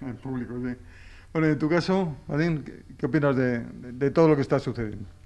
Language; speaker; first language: Spanish; native; Spanish